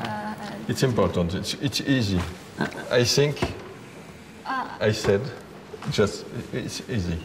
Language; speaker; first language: English; non-native, learner; French